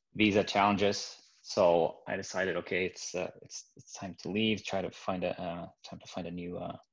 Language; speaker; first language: English; non-native, fluent; Norwegian